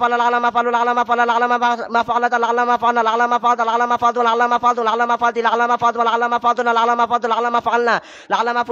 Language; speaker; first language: Arabic; non-native, learner; Bangla